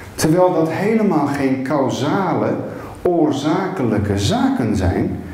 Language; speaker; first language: Dutch; native; Dutch